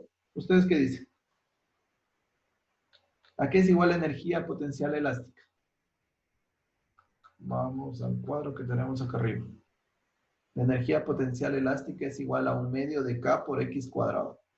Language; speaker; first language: Spanish; native; Spanish